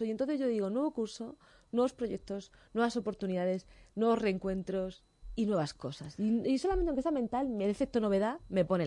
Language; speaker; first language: Spanish; native; Spanish